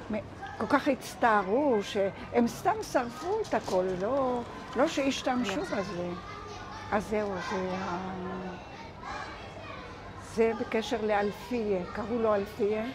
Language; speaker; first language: Hebrew; non-native, local second language; Ladino